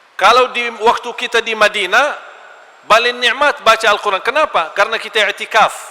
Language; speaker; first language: Malay; non-native, fluent; Arabic